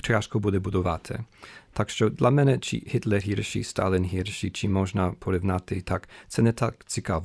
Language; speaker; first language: Ukrainian; non-native, fluent; English